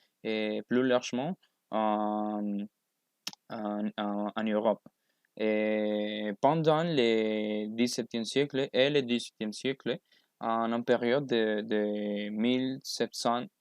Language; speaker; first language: French; non-native, learner; Spanish